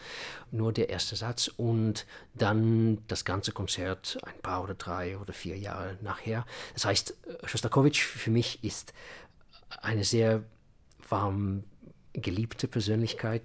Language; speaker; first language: German; non-native, fluent; Russian